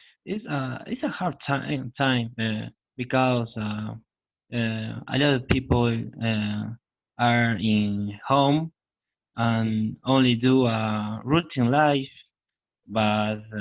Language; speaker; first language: English; non-native, learner; Spanish